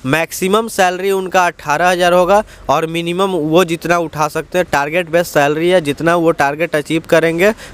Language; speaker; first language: Hindi; native; Hindi